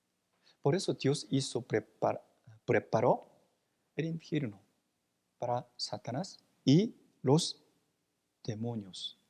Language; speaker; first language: Spanish; non-native, fluent; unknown